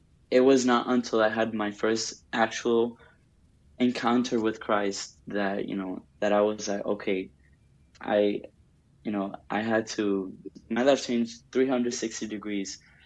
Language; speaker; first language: English; early bilingual, other home language; Spanish